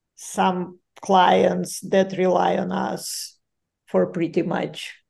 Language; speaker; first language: English; non-native, fluent; Ukrainian